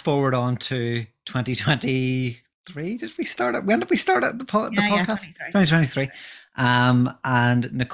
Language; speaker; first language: English; native; English